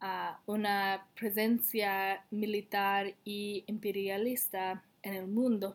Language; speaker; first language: Spanish; non-native, learner; English